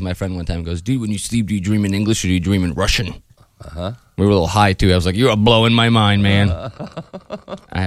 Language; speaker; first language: English; non-native, fluent; Ukrainian